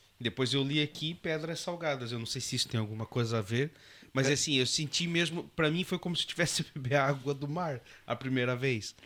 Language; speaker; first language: Portuguese; native; Portuguese